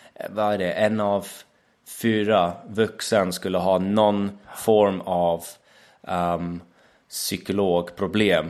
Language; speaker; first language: Swedish; non-native, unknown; English